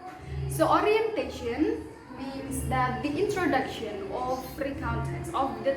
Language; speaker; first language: English; non-native, fluent; Indonesian